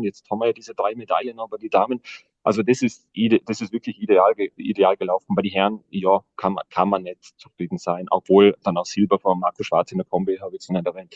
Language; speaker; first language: German; native; German